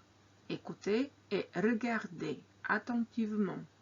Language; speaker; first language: French; non-native, fluent; Croatian